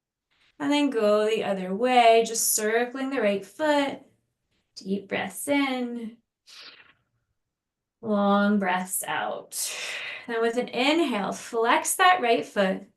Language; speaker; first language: English; native; English